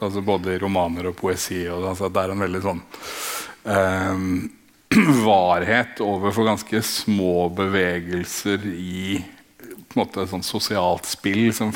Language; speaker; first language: Norwegian; native; Norwegian